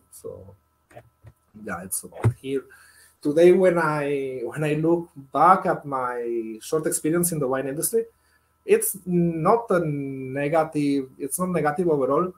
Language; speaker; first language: English; non-native, fluent; Spanish